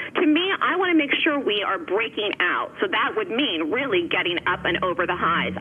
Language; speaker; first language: English; native; English